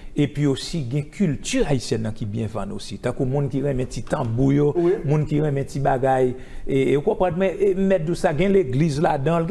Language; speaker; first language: French; non-native, local second language; Haitian Creole